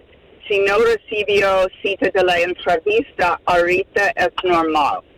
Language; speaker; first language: Spanish; non-native, fluent; English